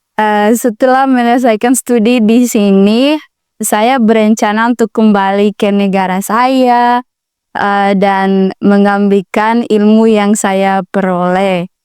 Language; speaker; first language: Indonesian; non-native, learner; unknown